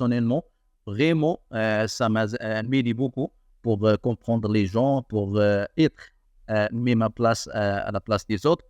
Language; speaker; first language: French; non-native, learner; Arabic